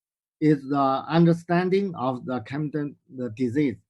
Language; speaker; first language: English; non-native, learner; Chinese